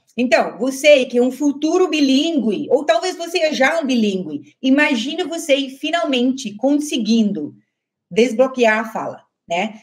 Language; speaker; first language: Portuguese; native; Portuguese